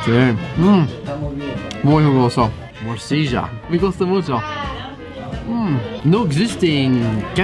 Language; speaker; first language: Spanish; non-native, learner; English